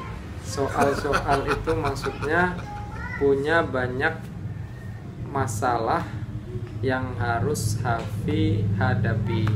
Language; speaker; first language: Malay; non-native, local second language; Javanese